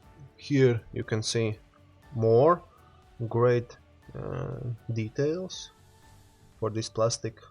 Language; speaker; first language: English; non-native, learner; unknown